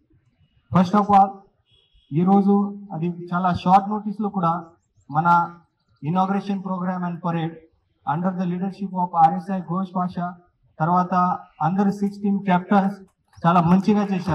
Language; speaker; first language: Telugu; non-native, fluent; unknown